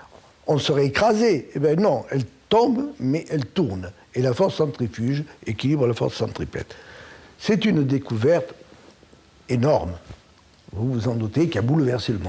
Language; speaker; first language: French; native; French